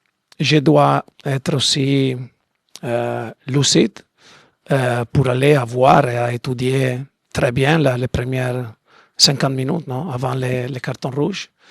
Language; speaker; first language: French; non-native, learner; Italian